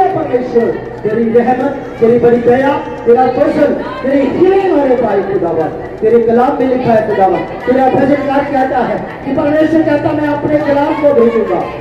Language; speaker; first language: Hindi; non-native, local second language; Punjabi